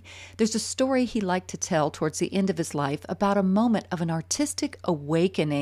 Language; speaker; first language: English; native; English